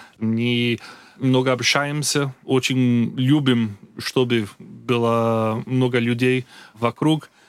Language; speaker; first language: Russian; non-native, learner; Portuguese